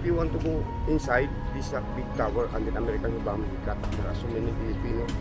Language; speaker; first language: English; non-native, local second language; Filipino